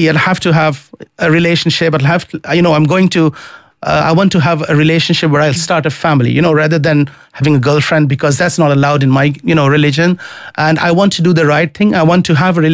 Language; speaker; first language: English; non-native, fluent; Dutch